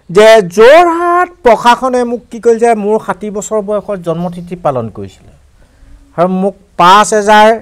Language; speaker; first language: Assamese; non-native, local second language; Mising